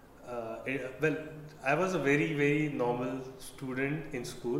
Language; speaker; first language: English; non-native, local second language; Marathi